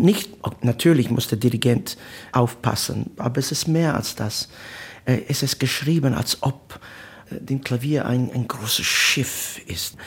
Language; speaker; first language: German; non-native, learner; Italian